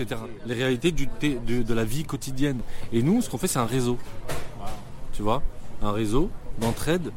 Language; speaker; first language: French; native; French